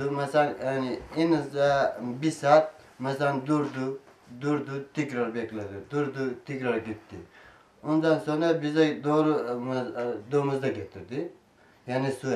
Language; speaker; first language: Turkish; non-native, learner; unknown